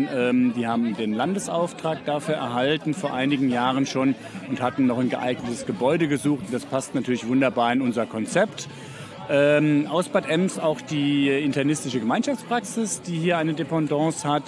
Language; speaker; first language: German; native; German